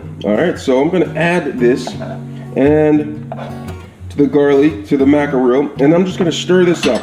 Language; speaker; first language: English; native; English